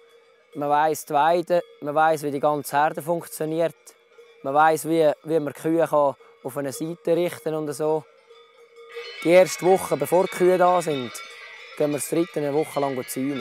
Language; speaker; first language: German; native; German